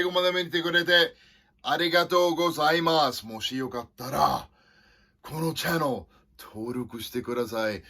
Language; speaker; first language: Japanese; non-native, fluent; English